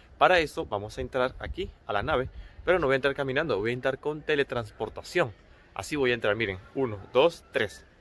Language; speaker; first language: Spanish; native; Spanish